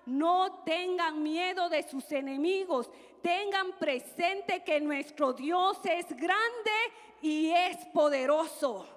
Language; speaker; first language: Spanish; native; Spanish